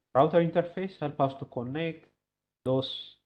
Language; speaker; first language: English; non-native, local second language; Amharic